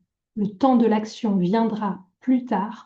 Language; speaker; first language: French; native; French